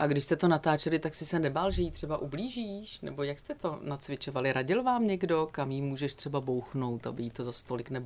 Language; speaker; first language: Czech; native; Czech